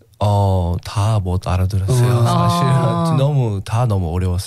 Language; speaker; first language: Korean; non-native, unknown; English